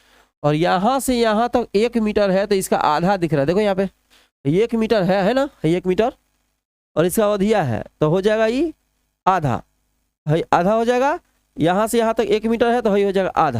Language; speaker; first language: Hindi; non-native, local second language; Bhojpuri